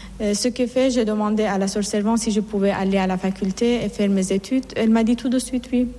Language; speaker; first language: French; non-native, fluent; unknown